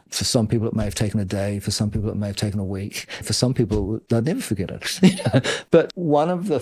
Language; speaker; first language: English; native; English